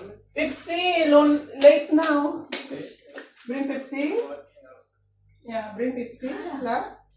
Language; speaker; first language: English; non-native, learner; Filipino